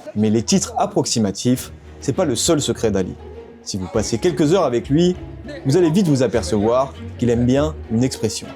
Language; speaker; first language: French; native; French